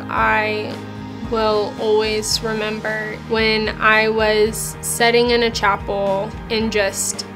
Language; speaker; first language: English; native; English